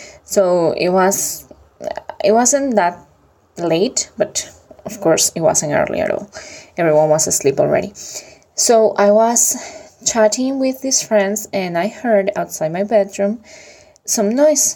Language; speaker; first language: English; non-native, fluent; Spanish